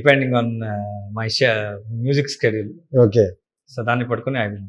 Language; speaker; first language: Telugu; non-native, learner; Kannada